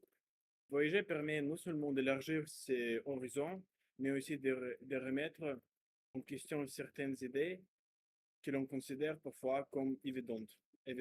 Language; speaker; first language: French; non-native, learner; Russian